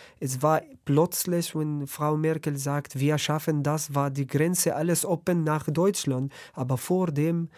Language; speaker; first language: German; non-native, learner; Arabic